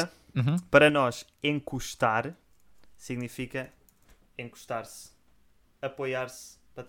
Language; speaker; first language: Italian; non-native, learner; Portuguese